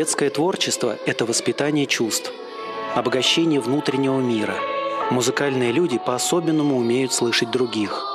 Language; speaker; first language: Russian; native; Russian